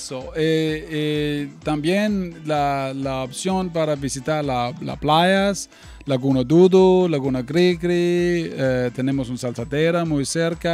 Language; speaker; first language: Spanish; non-native, learner; English